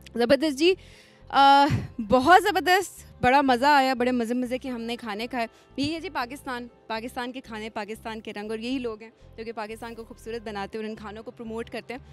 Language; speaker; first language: Urdu; non-native, local second language; Kashmiri